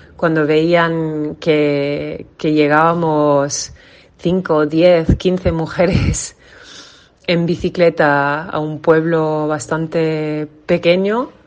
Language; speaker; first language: Spanish; non-native, fluent; English